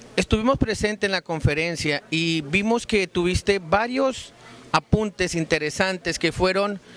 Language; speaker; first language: Spanish; native; Spanish